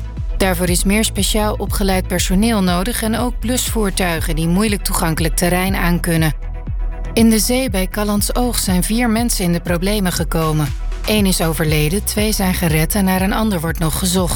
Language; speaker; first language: Dutch; native; Dutch